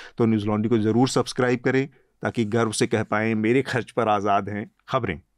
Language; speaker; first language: Hindi; native; Hindi